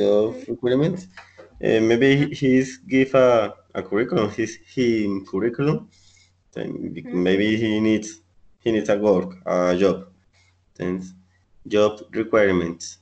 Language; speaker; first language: English; non-native, learner; Spanish